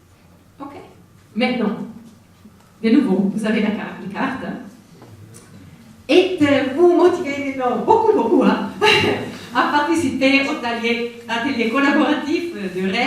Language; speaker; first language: French; non-native, fluent; Spanish